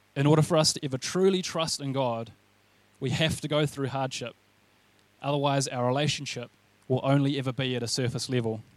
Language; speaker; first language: English; native; English